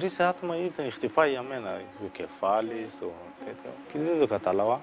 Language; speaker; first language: Greek; non-native, learner; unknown